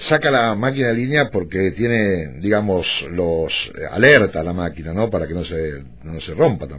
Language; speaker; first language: Spanish; native; Spanish